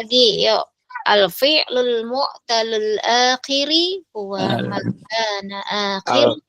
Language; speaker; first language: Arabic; non-native, fluent; Indonesian